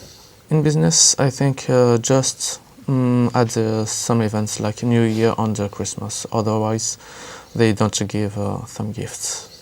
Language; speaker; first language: English; non-native, learner; French